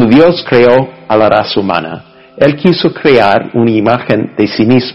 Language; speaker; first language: Spanish; non-native, fluent; English